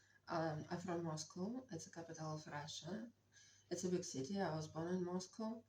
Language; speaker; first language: English; non-native, learner; Russian